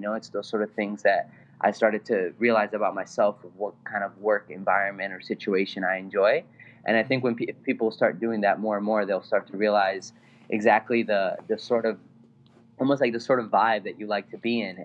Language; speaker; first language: English; non-native, fluent; Spanish